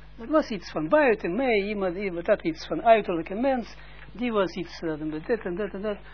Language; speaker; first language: Dutch; non-native, fluent; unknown